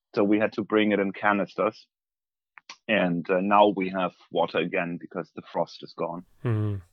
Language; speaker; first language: English; non-native, fluent; German